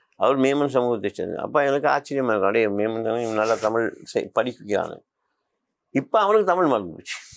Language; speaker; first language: Tamil; non-native, local second language; Memoni